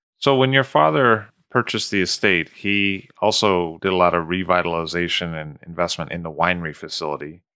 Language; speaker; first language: English; native; English